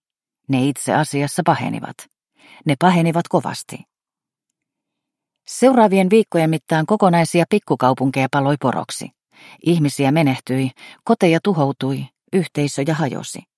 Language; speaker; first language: Finnish; native; Finnish